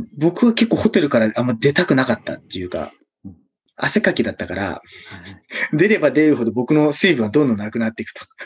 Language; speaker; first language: Japanese; native; Japanese